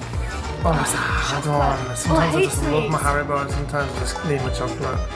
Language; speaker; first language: English; native; English